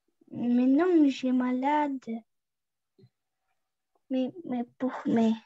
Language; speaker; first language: French; non-native, learner; Russian